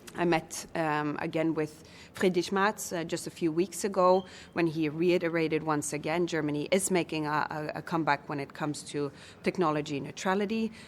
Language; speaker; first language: English; non-native, fluent; Swedish